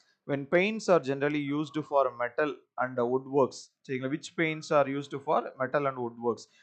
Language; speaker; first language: English; non-native, local second language; Tamil